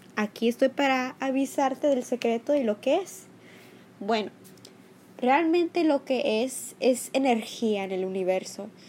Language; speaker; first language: Spanish; early bilingual, heritage; Spanish